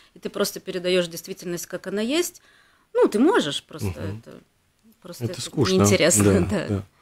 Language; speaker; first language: Russian; native; Russian